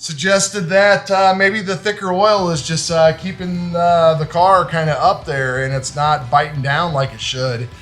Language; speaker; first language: English; native; English